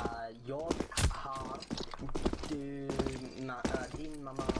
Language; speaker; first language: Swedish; non-native, learner; English